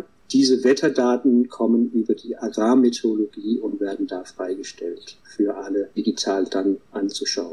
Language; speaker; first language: German; non-native, fluent; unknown